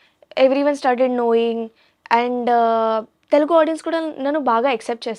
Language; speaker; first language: Telugu; non-native, learner; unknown